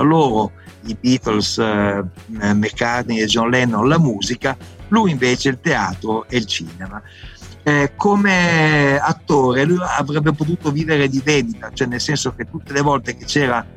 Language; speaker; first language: Italian; native; Italian